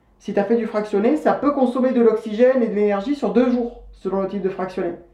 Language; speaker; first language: French; native; French